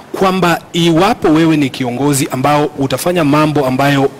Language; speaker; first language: Swahili; non-native, local second language; Luyia